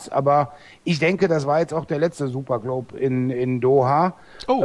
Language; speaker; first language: German; native; German